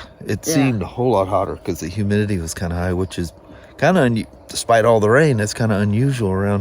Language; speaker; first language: English; native; English